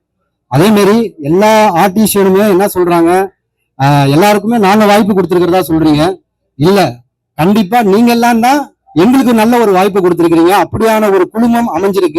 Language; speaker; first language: Tamil; native; Tamil